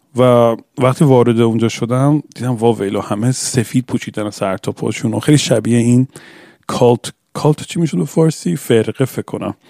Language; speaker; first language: Persian; early bilingual, heritage; English